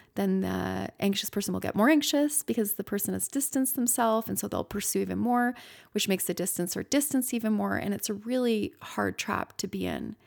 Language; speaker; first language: English; native; English